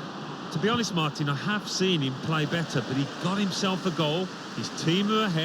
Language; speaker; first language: English; native; English